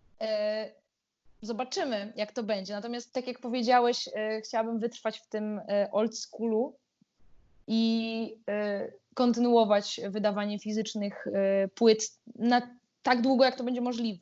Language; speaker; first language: Polish; native; Polish